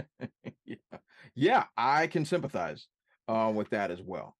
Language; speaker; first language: English; native; English